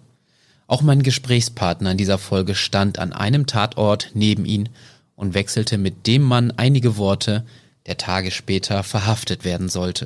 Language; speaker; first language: German; native; German